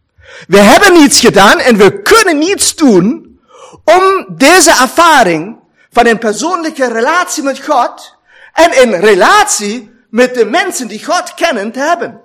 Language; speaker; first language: Dutch; non-native, fluent; German